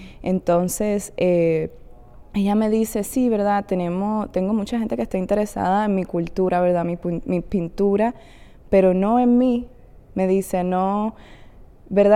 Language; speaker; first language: Spanish; native; Spanish